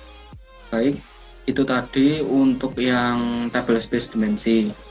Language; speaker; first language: Indonesian; native; Indonesian